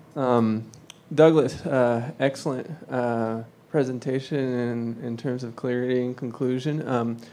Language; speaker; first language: English; native; English